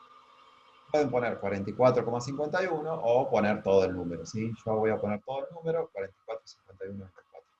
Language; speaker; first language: Spanish; native; Spanish